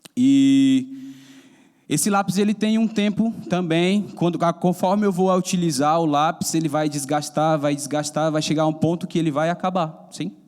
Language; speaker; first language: Portuguese; native; Portuguese